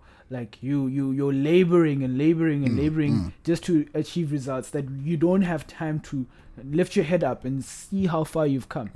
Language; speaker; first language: English; non-native, local second language; Northern Sotho